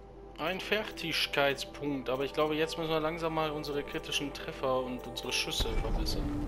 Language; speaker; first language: German; native; German